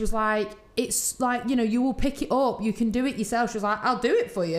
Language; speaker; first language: English; native; English